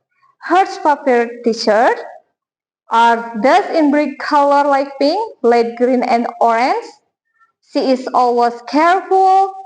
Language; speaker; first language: English; non-native, learner; Indonesian